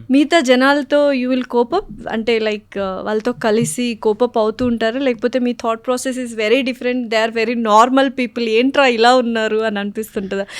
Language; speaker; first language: Telugu; native; Telugu